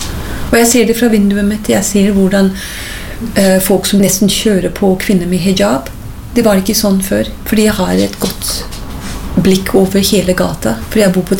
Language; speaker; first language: Norwegian; non-native, fluent; English